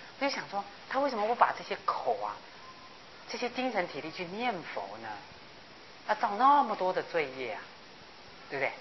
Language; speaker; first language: Chinese; non-native, local second language; Hakka Chinese